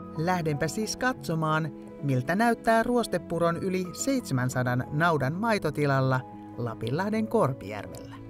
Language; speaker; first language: Finnish; native; Finnish